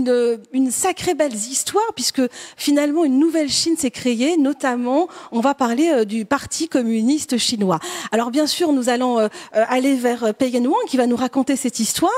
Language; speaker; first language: French; native; French